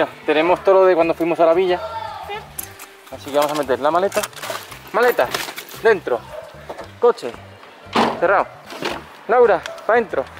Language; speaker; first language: Spanish; native; Spanish